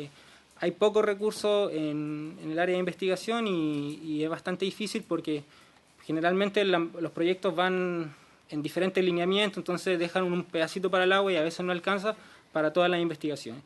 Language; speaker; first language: Spanish; native; Spanish